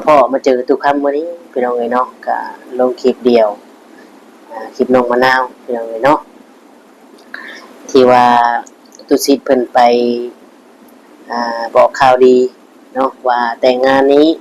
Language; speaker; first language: Thai; non-native, local second language; Lao